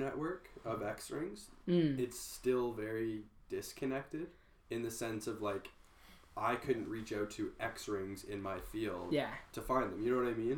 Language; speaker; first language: English; native; English